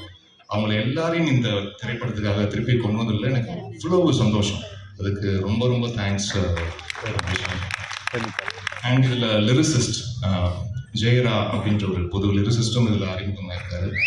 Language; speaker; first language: Tamil; native; Tamil